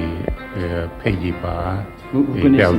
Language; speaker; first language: French; non-native, learner; English